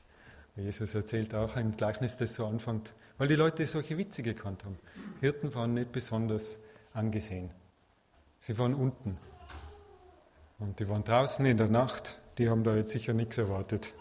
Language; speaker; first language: German; native; German